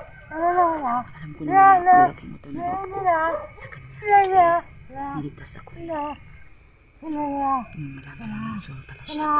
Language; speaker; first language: Filipino; non-native, local second language; Cebuano